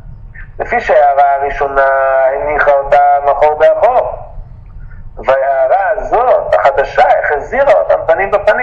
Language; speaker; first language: Hebrew; native; Hebrew